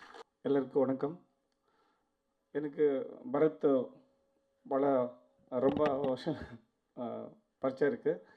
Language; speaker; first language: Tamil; non-native, learner; Kannada